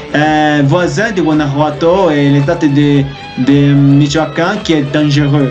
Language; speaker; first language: French; non-native, learner; Spanish